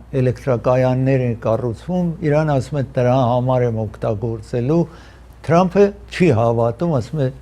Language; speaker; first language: Armenian; early bilingual, heritage; Armenian